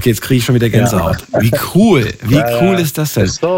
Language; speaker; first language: German; native; German